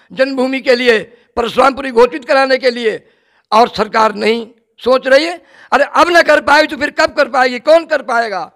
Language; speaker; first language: Hindi; native; Hindi